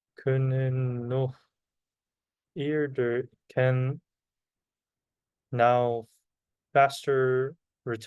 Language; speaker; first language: Dutch; non-native, learner; Korean